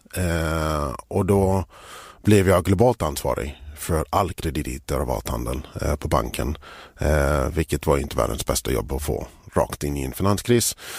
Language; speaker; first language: Swedish; early bilingual, other home language; English